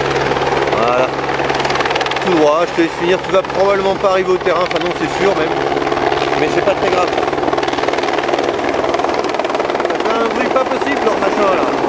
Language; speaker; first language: French; native; French